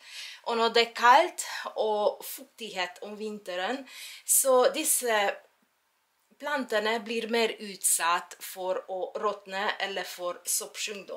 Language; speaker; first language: Norwegian; non-native, fluent; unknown